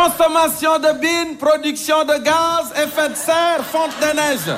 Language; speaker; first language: French; native; French